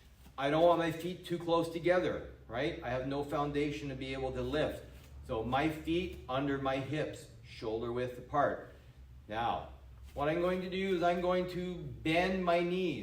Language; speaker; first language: English; native; English